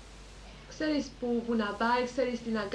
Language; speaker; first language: Greek; early bilingual, heritage; Greek